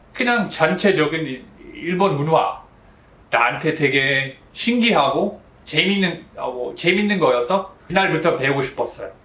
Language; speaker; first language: Korean; non-native, fluent; English